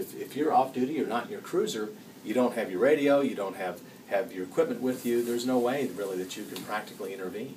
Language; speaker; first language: English; native; English